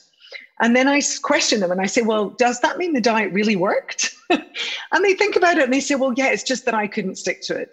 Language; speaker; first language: English; native; English